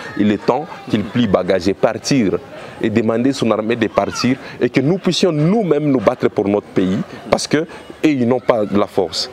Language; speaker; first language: French; non-native, local second language; Swahili